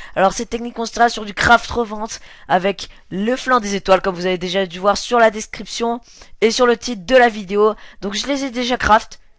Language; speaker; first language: French; native; French